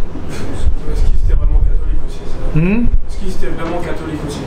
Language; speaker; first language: French; native; French